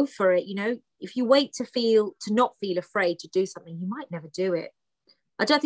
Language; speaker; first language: English; early bilingual, other home language; Greek